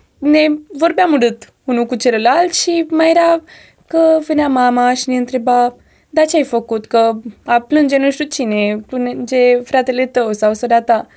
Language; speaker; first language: Romanian; early bilingual, heritage; Romanian